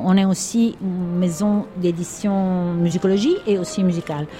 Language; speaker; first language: French; non-native, fluent; Italian